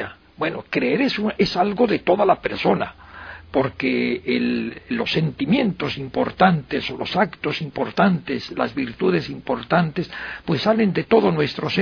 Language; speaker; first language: Spanish; native; Spanish